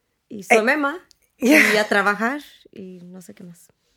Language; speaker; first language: Spanish; early bilingual, heritage; Spanish